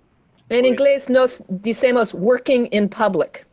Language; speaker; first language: Spanish; non-native, learner; English